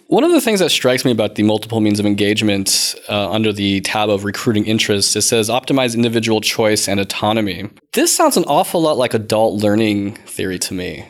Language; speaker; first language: English; native; English